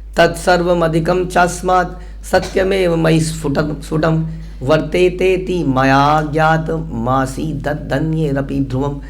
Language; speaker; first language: Hindi; native; Hindi